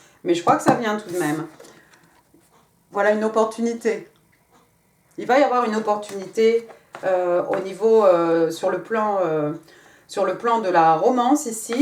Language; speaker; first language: French; native; French